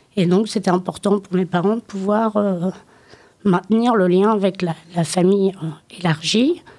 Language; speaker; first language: French; early bilingual, other home language; Turkish